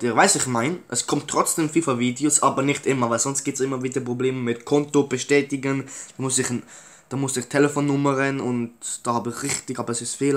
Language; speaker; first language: German; early bilingual, other home language; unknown